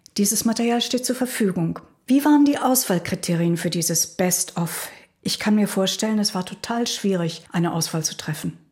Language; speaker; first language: German; native; German